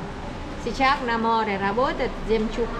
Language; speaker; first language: Russian; non-native, learner; Vietnamese